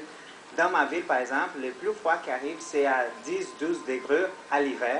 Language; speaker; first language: French; non-native, learner; Portuguese